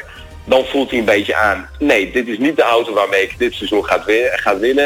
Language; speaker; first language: Dutch; native; Dutch